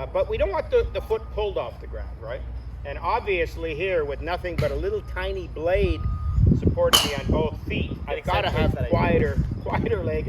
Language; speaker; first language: English; native; English